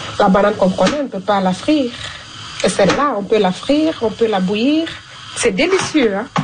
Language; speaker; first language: French; non-native, local second language; Fula